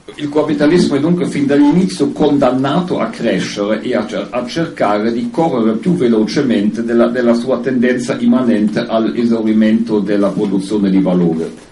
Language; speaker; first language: Italian; non-native, fluent; German